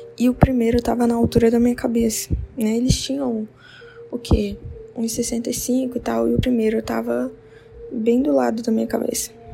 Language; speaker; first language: Portuguese; native; Portuguese